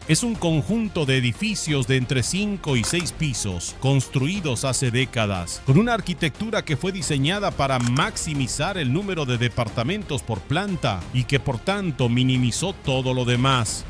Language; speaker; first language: Spanish; native; Spanish